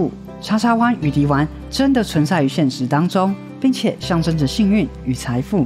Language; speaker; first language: Chinese; native; Chinese